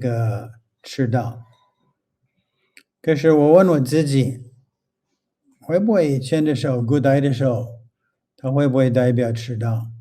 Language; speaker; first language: Chinese; non-native, fluent; English